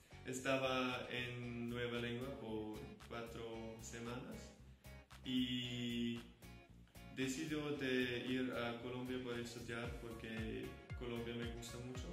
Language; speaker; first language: Spanish; non-native, learner; German